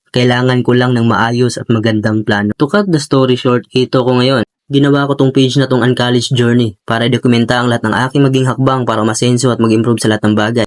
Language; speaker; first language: Filipino; non-native, local second language; Cebuano